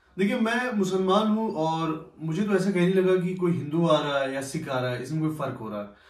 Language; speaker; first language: Hindi; native; Hindi